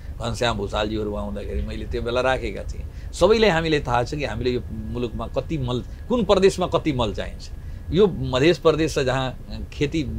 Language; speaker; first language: Nepali; non-native, local second language; Bhojpuri